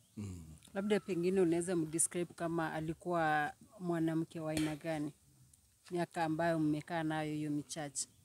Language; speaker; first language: Swahili; non-native, local second language; Gusii